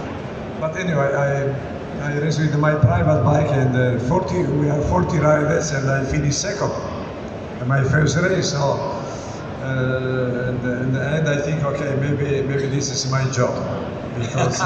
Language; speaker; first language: English; non-native, learner; Italian